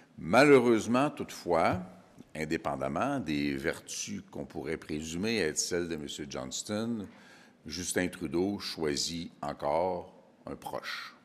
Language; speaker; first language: French; native; French